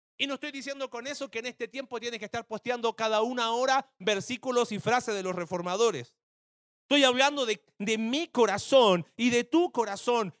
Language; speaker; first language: Spanish; native; Spanish